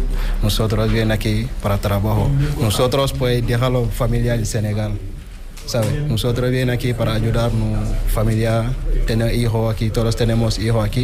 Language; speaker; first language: Spanish; non-native, learner; Wolof